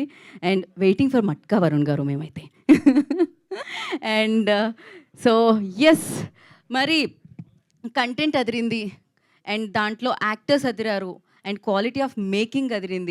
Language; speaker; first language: Telugu; native; Telugu